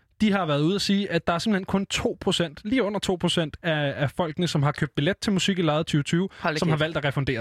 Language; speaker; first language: Danish; native; Danish